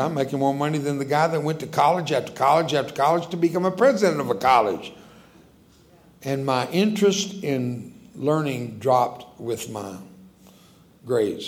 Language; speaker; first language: English; early bilingual, other home language; Spanish